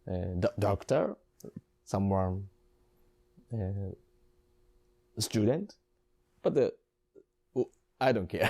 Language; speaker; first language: English; non-native, learner; Japanese